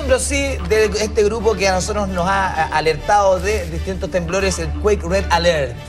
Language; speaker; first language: Spanish; native; Spanish